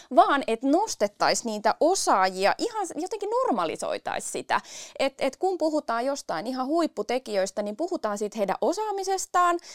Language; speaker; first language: Finnish; early bilingual, other home language; Spanish